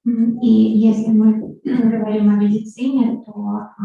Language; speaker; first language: Russian; native; Russian